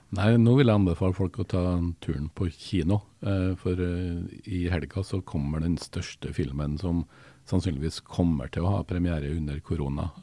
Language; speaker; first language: Norwegian; native; Norwegian